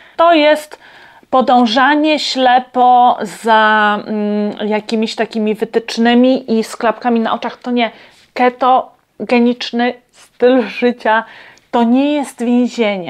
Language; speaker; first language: Polish; non-native, fluent; Latvian